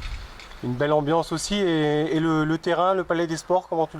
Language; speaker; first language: French; native; French